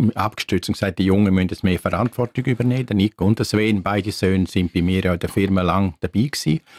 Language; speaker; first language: German; native; German